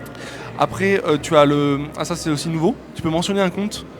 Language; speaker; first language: French; native; French